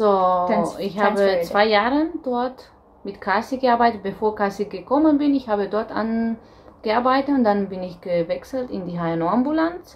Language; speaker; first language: German; non-native, fluent; Romanian